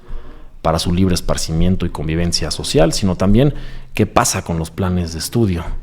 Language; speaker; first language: Spanish; native; Spanish